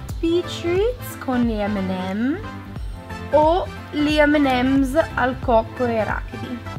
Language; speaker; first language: Italian; early bilingual, heritage; English